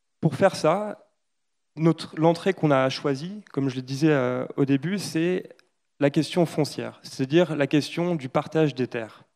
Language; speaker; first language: French; native; French